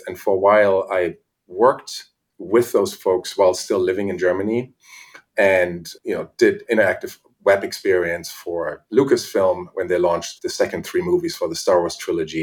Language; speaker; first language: English; non-native, fluent; German